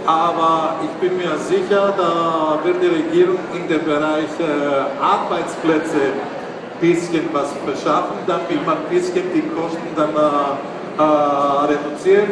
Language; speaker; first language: German; non-native, fluent; Greek